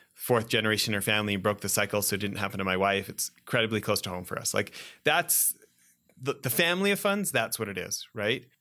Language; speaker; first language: English; native; English